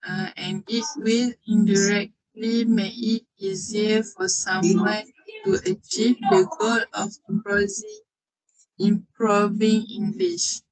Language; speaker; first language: English; non-native, learner; Malay